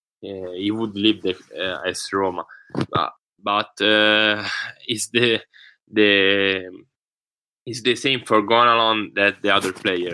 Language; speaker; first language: English; non-native, learner; Italian